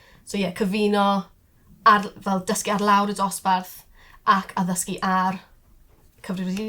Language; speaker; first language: Welsh; non-native, local second language; English